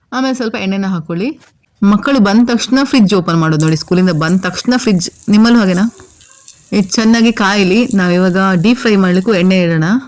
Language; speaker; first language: Kannada; native; Kannada